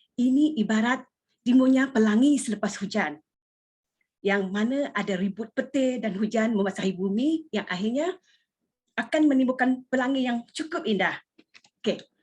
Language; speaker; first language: Malay; non-native, local second language; Iban